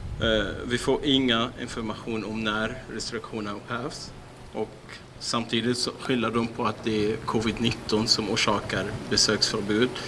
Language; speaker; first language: Swedish; non-native, fluent; Arabic